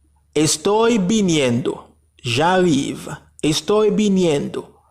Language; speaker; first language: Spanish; non-native, fluent; Haitian Creole